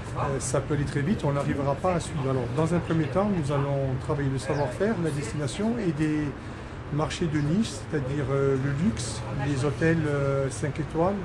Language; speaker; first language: French; native; French